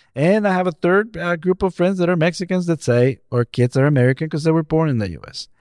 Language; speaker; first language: English; non-native, fluent; Spanish